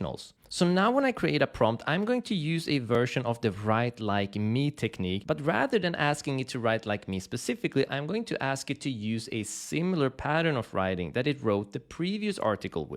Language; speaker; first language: English; native; English